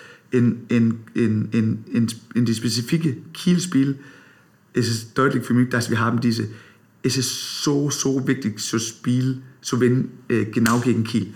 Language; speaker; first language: Danish; native; Danish